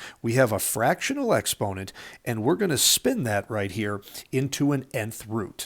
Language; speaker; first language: English; native; English